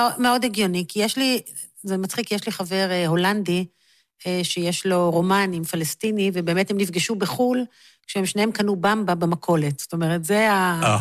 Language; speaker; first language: Hebrew; native; Hebrew